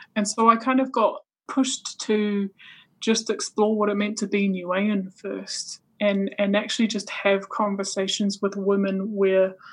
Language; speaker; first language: English; native; English